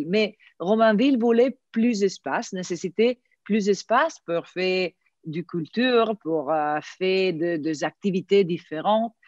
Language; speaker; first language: French; non-native, fluent; Italian